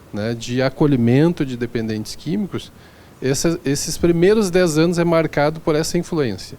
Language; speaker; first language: Portuguese; native; Portuguese